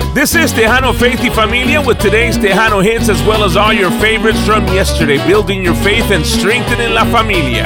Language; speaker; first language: English; early bilingual, other home language; Spanish